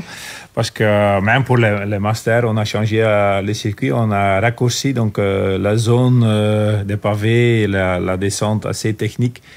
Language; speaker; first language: French; non-native, local second language; Dutch